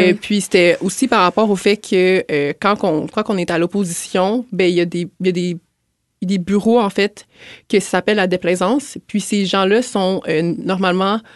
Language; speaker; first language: French; native; French